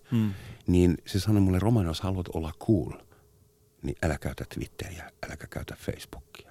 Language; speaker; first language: Finnish; non-native, fluent; German